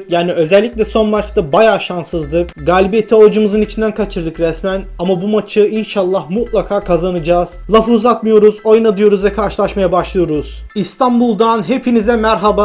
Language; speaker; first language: Turkish; native; Turkish